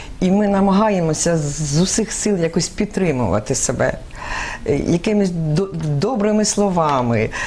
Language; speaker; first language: Ukrainian; native; Ukrainian